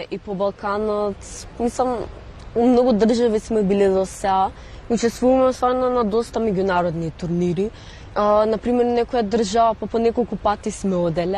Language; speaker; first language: Macedonian; non-native, local second language; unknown